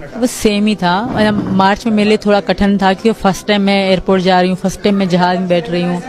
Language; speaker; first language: Urdu; non-native, local second language; Sindhi